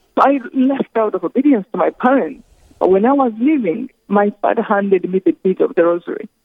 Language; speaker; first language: English; non-native, local second language; Kinyarwanda